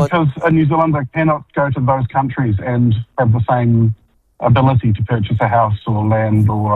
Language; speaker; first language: English; native; English